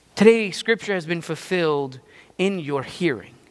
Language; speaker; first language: English; native; English